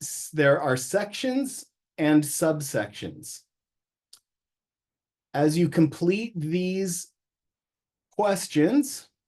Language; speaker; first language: English; native; English